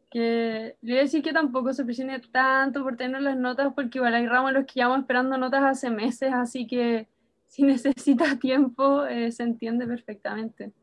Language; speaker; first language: Spanish; native; Spanish